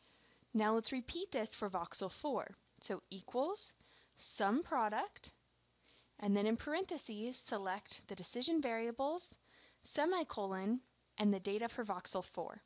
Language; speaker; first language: English; native; English